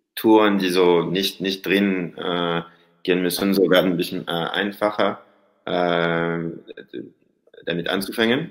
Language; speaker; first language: German; non-native, learner; French